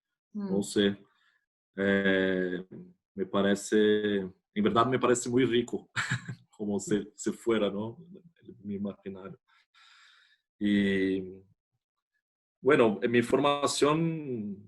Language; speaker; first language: Spanish; non-native, fluent; Portuguese